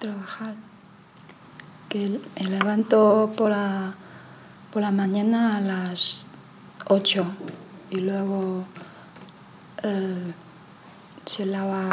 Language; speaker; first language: Spanish; non-native, learner; Chinese